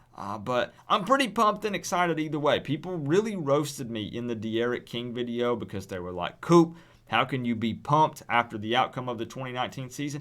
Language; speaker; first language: English; native; English